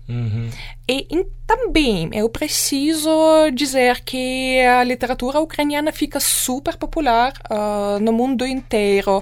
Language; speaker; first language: Portuguese; non-native, fluent; Ukrainian